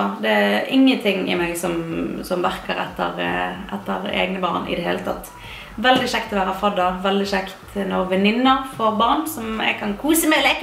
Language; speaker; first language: Norwegian; native; Norwegian